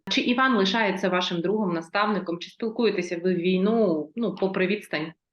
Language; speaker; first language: Ukrainian; native; Ukrainian